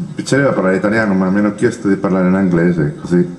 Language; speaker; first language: Italian; non-native, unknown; Catalan